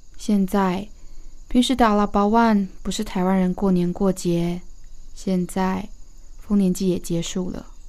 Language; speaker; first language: Chinese; native; Chinese